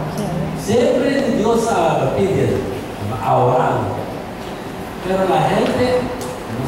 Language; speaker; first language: Spanish; non-native, learner; Korean